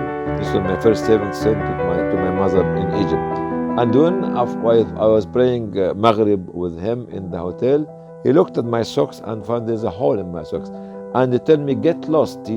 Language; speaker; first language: English; non-native, fluent; Arabic